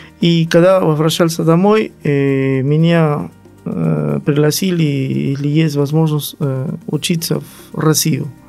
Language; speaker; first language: Russian; non-native, learner; Spanish